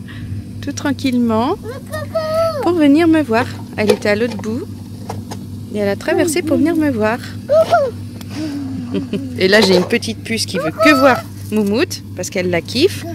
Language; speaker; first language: French; native; French